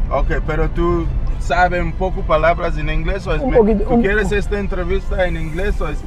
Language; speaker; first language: Spanish; non-native, learner; English